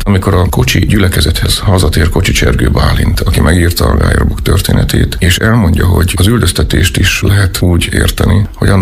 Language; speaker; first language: Hungarian; native; Hungarian